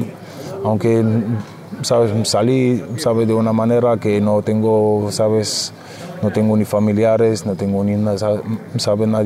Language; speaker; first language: Spanish; non-native, fluent; Arabic